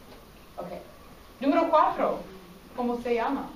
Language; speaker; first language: Spanish; non-native, fluent; English